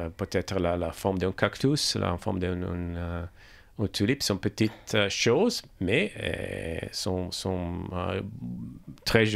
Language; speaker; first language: French; non-native, learner; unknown